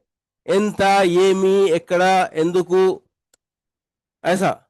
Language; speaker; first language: Telugu; non-native, local second language; Urdu